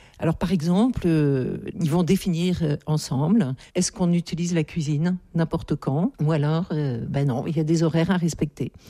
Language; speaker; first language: French; native; French